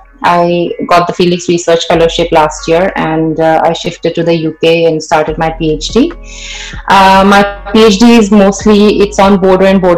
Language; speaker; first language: English; non-native, local second language; Assamese